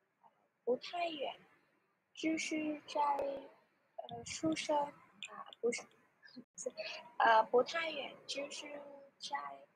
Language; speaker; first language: Chinese; non-native, learner; Vietnamese